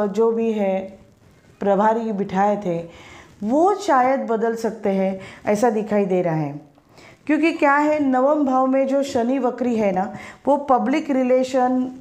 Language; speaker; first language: Hindi; non-native, local second language; Marathi